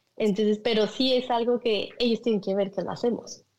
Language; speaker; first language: Spanish; native; Spanish